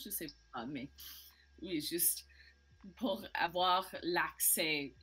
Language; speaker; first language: French; non-native, local second language; English